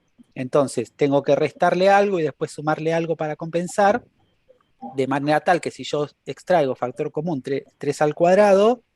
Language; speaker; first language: Spanish; native; Spanish